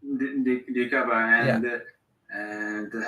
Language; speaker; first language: English; non-native, learner; Japanese